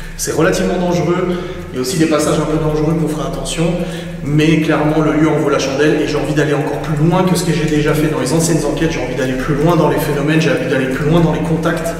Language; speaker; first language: French; native; French